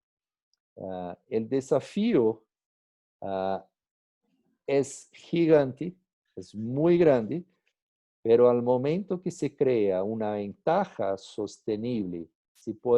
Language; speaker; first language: Spanish; non-native, fluent; Portuguese